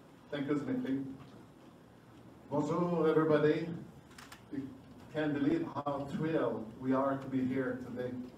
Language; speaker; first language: English; non-native, fluent; French